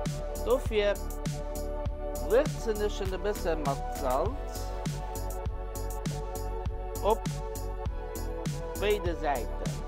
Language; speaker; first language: German; non-native, local second language; Luxembourgish